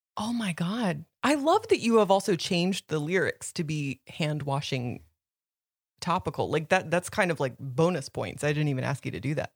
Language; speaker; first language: English; native; English